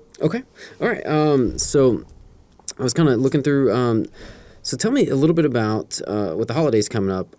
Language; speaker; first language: English; native; English